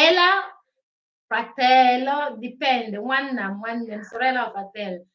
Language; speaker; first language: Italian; non-native, learner; Igbo